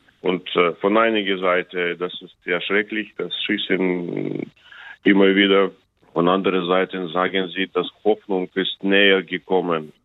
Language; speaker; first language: German; non-native, learner; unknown